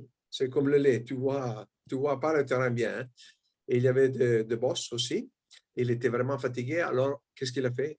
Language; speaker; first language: French; non-native, fluent; Italian